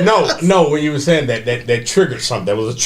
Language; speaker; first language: English; native; English